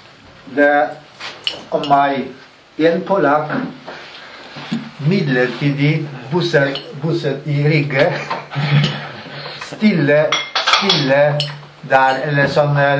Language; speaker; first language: Norwegian; non-native, learner; Polish